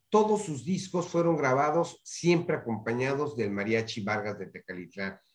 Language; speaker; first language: Spanish; native; Spanish